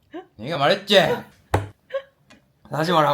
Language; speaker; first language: Korean; non-native, fluent; Japanese